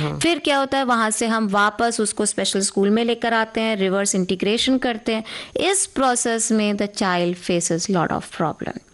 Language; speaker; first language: Hindi; native; Hindi